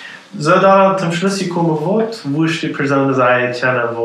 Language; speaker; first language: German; non-native, local second language; Plautdietsch